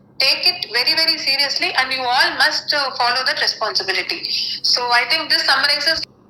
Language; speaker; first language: English; non-native, local second language; Telugu